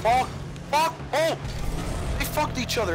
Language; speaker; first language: English; native; English